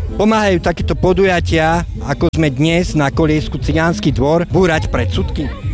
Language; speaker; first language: Slovak; native; Slovak